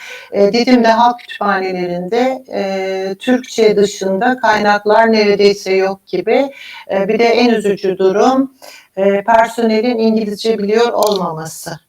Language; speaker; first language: Turkish; native; Turkish